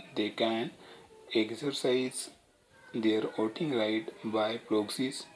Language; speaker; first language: English; non-native, local second language; Marathi